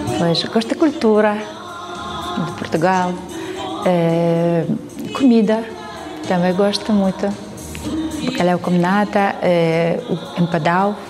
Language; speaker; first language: Portuguese; non-native, learner; Ukrainian